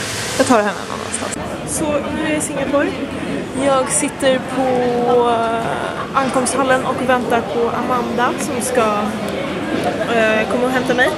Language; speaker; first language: Swedish; native; Swedish